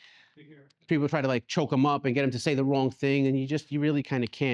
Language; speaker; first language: English; native; English